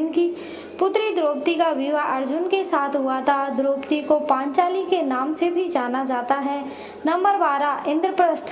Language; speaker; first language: Hindi; native; Hindi